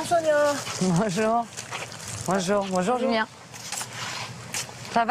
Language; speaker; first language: French; native; French